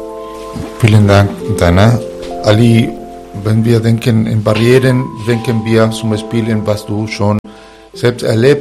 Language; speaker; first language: German; non-native, fluent; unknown